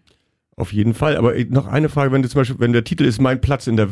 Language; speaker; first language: German; native; German